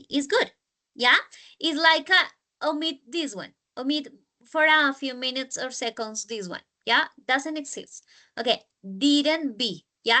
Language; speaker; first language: English; non-native, learner; Spanish